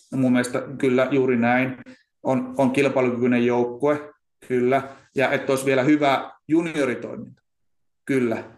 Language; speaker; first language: Finnish; native; Finnish